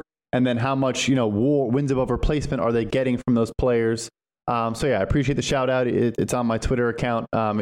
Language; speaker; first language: English; native; English